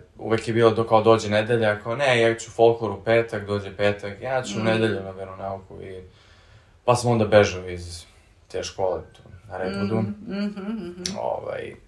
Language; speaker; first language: Serbian; early bilingual, heritage; Serbian